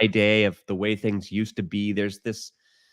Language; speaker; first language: English; native; English